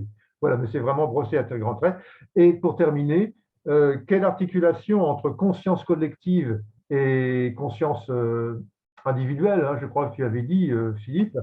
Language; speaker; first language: French; native; French